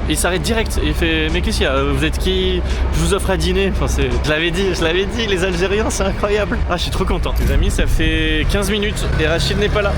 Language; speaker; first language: French; native; French